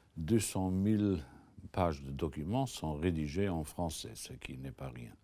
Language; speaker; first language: French; non-native, local second language; Luxembourgish